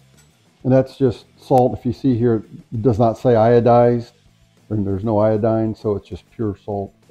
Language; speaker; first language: English; native; English